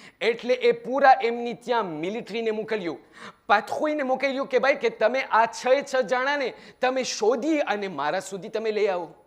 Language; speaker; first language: Gujarati; early bilingual, heritage; Gujarati